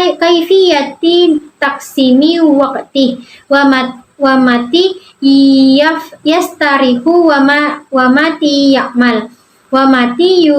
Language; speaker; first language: Arabic; non-native, learner; Indonesian